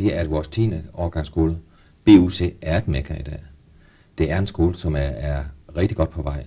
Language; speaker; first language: Danish; native; Danish